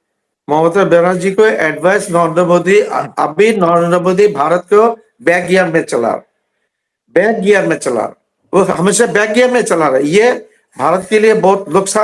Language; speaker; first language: Hindi; non-native, learner; Bangla